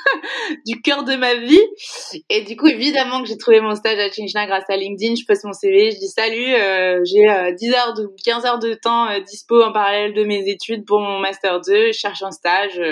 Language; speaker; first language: French; native; French